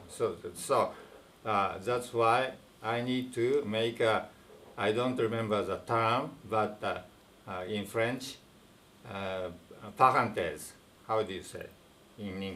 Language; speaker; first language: English; non-native, fluent; Japanese